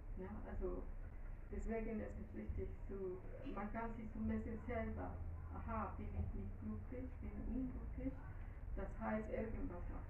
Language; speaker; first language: German; non-native, fluent; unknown